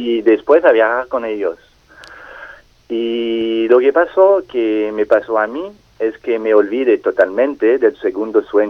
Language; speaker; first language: Spanish; non-native, fluent; French